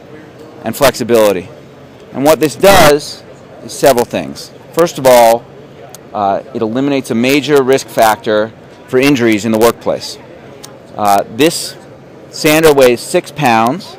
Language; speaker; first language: English; native; English